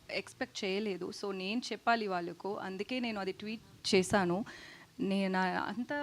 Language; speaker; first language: Telugu; non-native, learner; Tamil